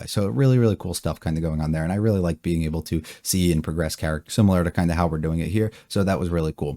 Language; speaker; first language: English; native; English